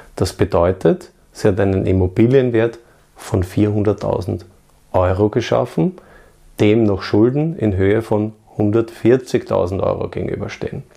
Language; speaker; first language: German; native; German